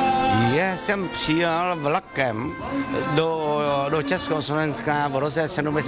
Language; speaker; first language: Czech; non-native, fluent; Vietnamese